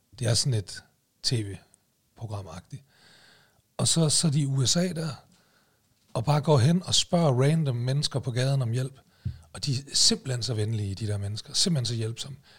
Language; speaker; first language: Danish; native; Danish